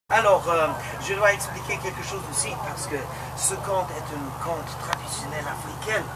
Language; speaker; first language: French; non-native, local second language; Luxembourgish